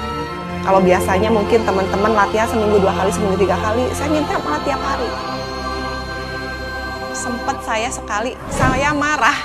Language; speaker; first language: Indonesian; native; Indonesian